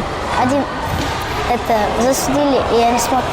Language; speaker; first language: Russian; non-native, local second language; Ingush